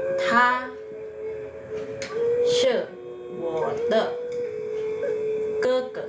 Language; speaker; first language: Chinese; non-native, fluent; Indonesian